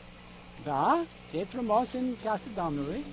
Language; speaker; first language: Romanian; non-native, learner; English